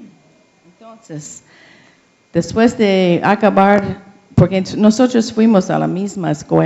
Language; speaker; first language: Spanish; non-native, learner; English